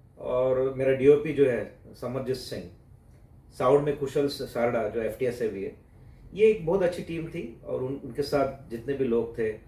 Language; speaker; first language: Hindi; non-native, local second language; Marathi